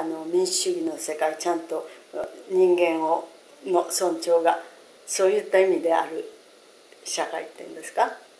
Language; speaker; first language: Japanese; native; Japanese